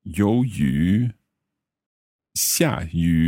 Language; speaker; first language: Chinese; non-native, learner; English